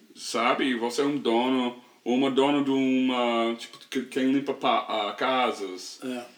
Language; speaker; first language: Portuguese; non-native, learner; English